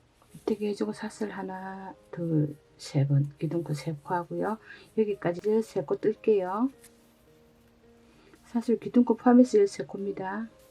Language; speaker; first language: Korean; native; Korean